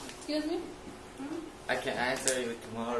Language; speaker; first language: English; non-native, learner; Chinese